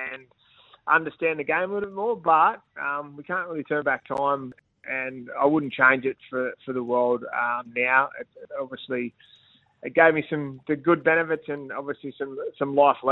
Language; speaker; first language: English; native; English